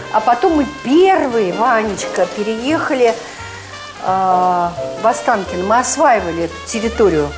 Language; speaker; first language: Russian; native; Russian